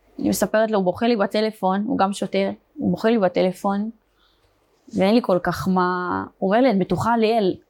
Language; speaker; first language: Hebrew; native; Hebrew